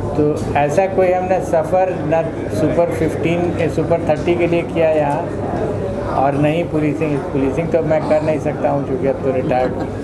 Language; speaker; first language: Hindi; native; Hindi